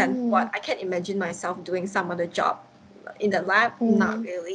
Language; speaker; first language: English; non-native, local second language; Cantonese